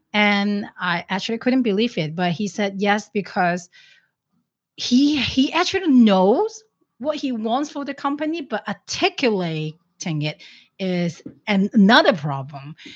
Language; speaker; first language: English; non-native, local second language; Cantonese